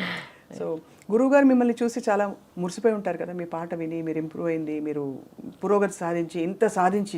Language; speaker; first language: Telugu; native; Telugu